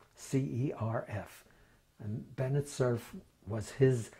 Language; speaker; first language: English; native; English